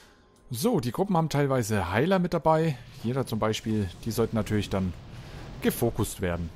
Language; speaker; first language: German; native; German